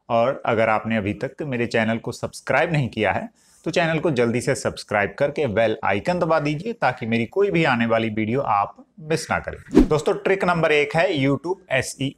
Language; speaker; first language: Hindi; native; Hindi